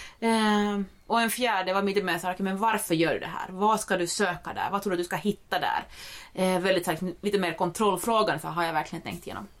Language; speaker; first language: Swedish; native; Swedish